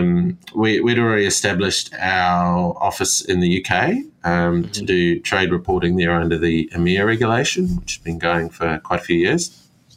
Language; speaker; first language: English; native; English